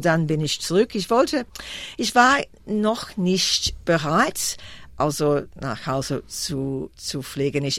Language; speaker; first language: German; non-native, fluent; English